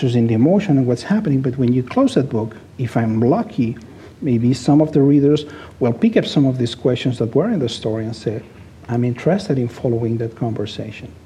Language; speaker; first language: English; non-native, fluent; Spanish